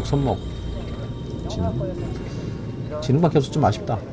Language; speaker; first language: Korean; native; Korean